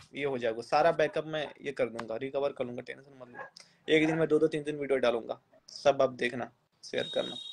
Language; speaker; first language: Hindi; native; Hindi